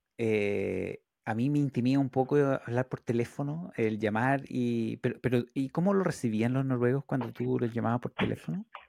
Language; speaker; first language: Spanish; native; Spanish